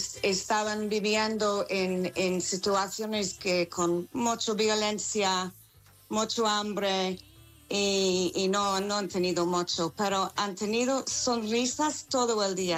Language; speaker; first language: Spanish; non-native, fluent; English